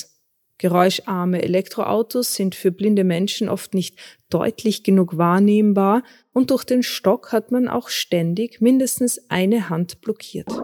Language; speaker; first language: German; native; German